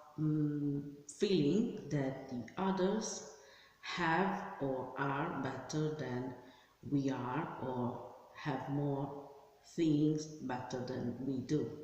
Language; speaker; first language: English; non-native, fluent; Italian